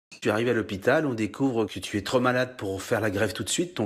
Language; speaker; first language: French; native; French